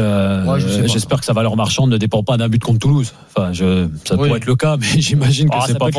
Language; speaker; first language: French; native; French